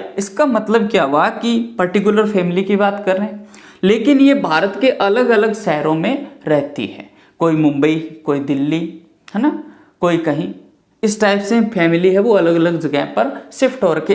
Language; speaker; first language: Hindi; native; Hindi